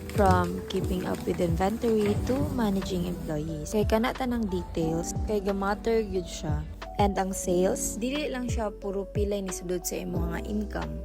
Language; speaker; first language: Cebuano; native; Cebuano